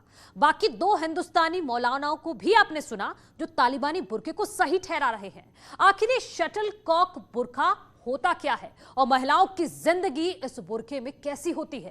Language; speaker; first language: Hindi; native; Hindi